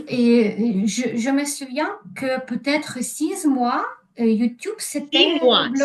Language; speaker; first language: French; non-native, learner; Ukrainian